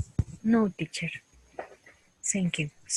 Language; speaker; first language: English; non-native, learner; Spanish